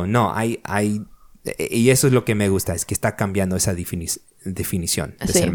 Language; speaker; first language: Spanish; early bilingual, other home language; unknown